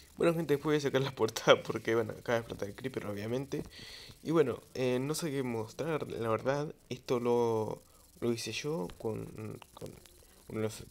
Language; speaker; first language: Spanish; native; Spanish